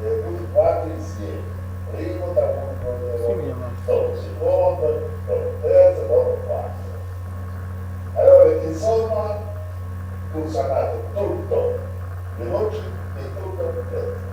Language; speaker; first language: Italian; non-native, learner; Russian